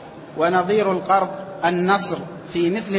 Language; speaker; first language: Arabic; native; Arabic